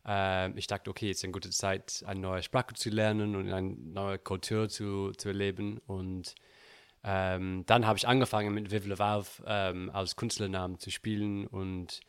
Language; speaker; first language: German; non-native, learner; English